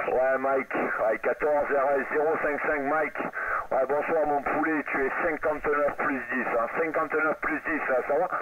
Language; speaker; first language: French; native; French